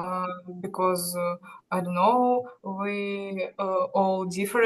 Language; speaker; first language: English; non-native, learner; Russian